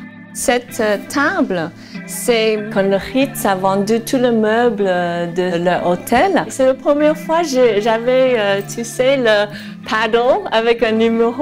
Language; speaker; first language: French; non-native, fluent; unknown